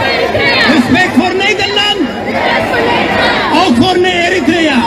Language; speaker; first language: Dutch; non-native, learner; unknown